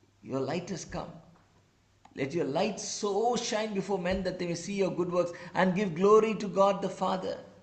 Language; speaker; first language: English; non-native, local second language; Tamil